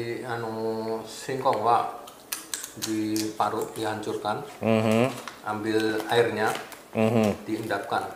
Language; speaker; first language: Indonesian; native; Indonesian